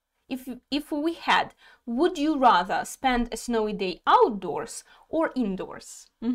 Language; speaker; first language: English; non-native, fluent; Ukrainian